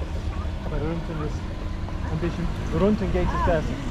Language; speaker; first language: German; non-native, learner; English